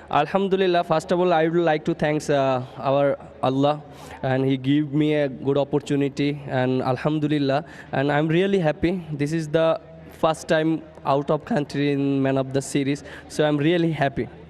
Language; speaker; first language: English; non-native, learner; Bangla